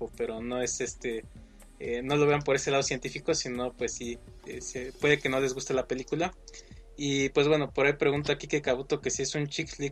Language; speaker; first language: Spanish; native; Spanish